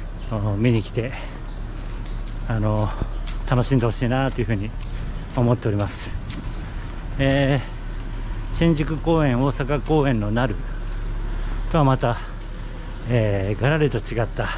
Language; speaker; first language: Japanese; native; Japanese